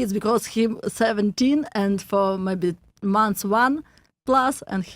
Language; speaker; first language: English; non-native, learner; Russian